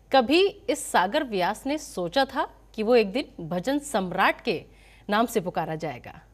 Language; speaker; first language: Hindi; native; Hindi